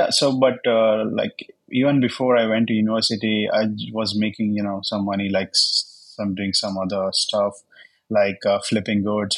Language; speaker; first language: English; non-native, local second language; Hindi